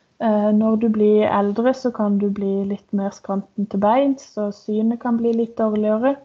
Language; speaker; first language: Norwegian; native; Norwegian